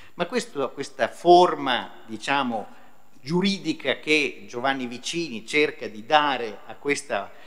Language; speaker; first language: Italian; native; Italian